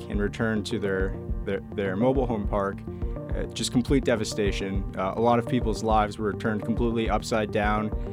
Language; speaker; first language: English; native; English